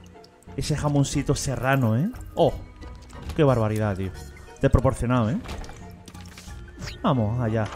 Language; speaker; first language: Spanish; native; Spanish